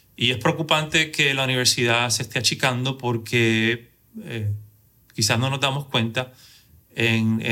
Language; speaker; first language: Spanish; native; Spanish